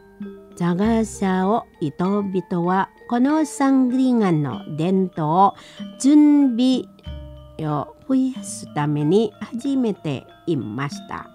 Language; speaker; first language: Japanese; non-native, learner; Indonesian